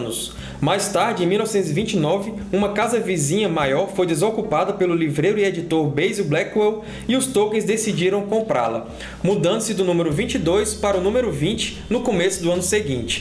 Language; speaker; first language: Portuguese; native; Portuguese